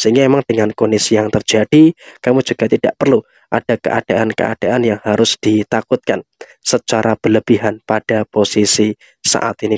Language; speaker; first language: Indonesian; native; Indonesian